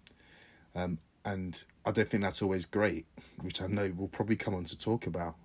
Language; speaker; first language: English; native; English